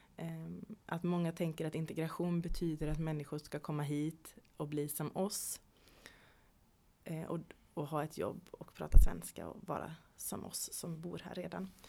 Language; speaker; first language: Swedish; native; Swedish